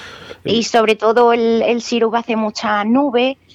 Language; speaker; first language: Spanish; native; Spanish